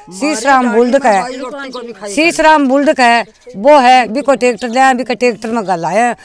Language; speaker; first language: Hindi; native; Hindi